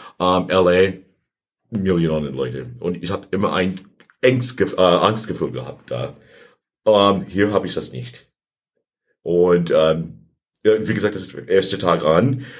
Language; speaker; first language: German; non-native, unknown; English